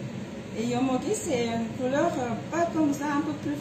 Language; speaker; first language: French; non-native, fluent; Japanese